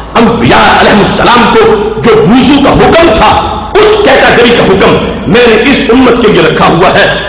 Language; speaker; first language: Urdu; non-native, local second language; Punjabi